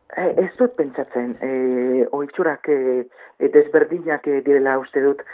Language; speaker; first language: Basque; non-native, learner; French